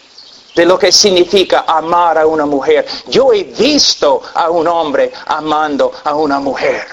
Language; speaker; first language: Spanish; non-native, fluent; English